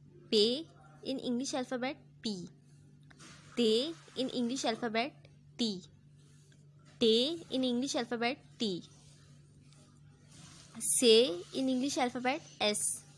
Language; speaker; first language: English; non-native, learner; Urdu